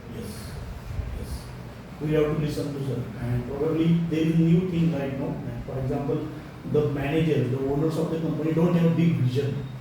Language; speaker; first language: English; non-native, local second language; Marathi